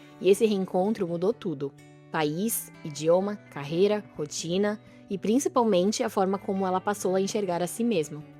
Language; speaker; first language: Portuguese; native; Portuguese